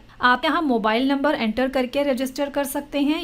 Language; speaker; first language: Hindi; native; Hindi